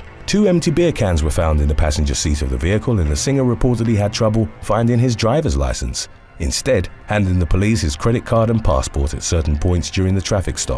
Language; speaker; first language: English; native; English